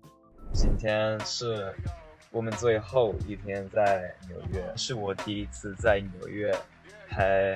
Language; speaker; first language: Chinese; non-native, fluent; English